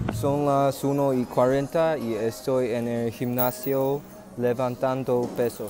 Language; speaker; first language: Spanish; non-native, learner; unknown